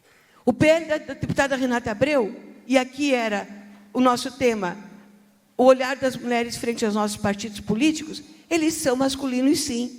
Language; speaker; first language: Portuguese; native; Portuguese